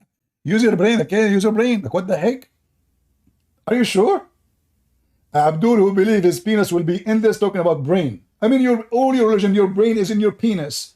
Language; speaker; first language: English; non-native, fluent; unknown